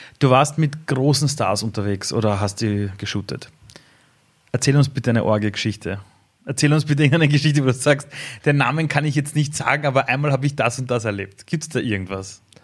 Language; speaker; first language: German; early bilingual, other home language; Persian